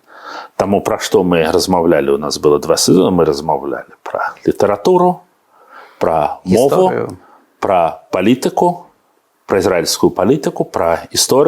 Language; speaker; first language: Belarusian; non-native, learner; Russian